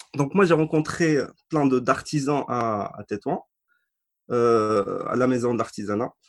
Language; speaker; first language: French; non-native, local second language; Arabic